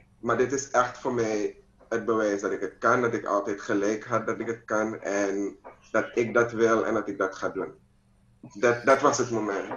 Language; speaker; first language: Dutch; native; Dutch